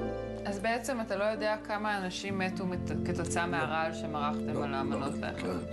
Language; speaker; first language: Hebrew; native; Hebrew